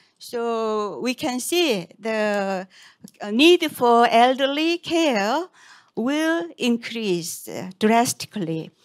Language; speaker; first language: English; non-native, fluent; Korean